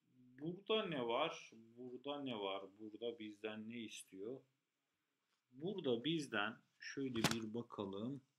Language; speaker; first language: Turkish; native; Turkish